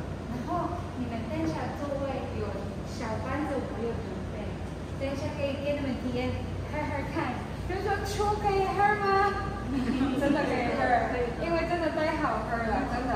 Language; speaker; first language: Chinese; non-native, fluent; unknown